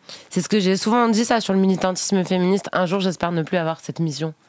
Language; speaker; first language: French; native; French